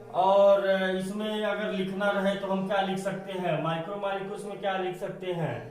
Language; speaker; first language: Hindi; native; Hindi